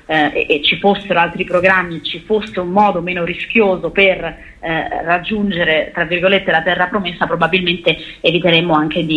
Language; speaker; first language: Italian; native; Italian